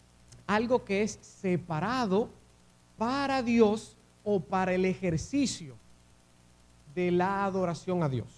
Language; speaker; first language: Spanish; native; Spanish